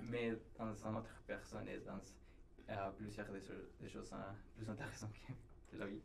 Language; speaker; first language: French; non-native, learner; Spanish